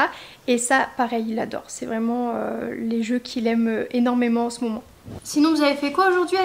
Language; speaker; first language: French; native; French